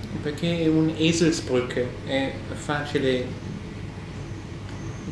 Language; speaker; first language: Italian; non-native, learner; German